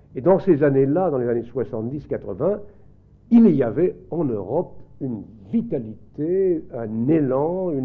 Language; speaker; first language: French; native; French